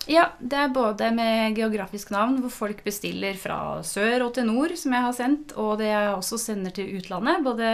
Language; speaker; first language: Norwegian; native; Norwegian